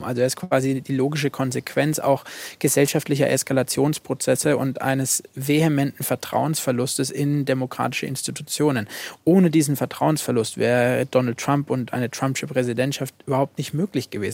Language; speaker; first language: German; native; German